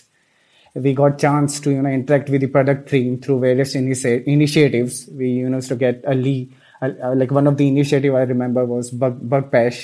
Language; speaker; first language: English; non-native, local second language; Hindi